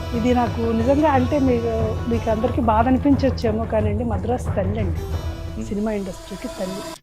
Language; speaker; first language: Telugu; native; Telugu